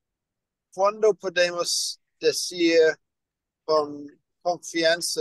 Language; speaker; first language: Spanish; non-native, learner; English